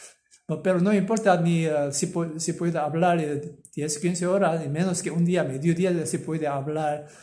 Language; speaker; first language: Spanish; non-native, learner; Korean